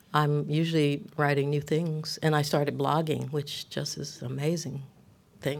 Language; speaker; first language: English; native; English